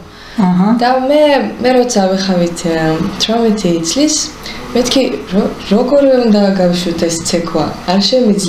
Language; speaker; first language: Georgian; early bilingual, heritage; Hebrew